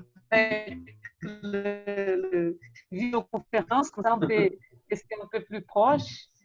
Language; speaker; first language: French; non-native, fluent; Portuguese